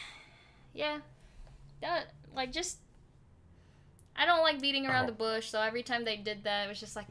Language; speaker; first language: English; native; English